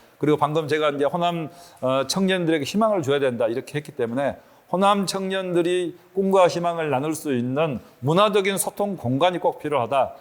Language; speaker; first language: Korean; native; Korean